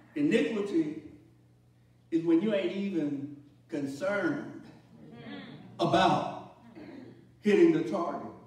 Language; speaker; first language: English; native; English